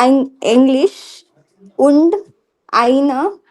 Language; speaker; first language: German; non-native, learner; Hindi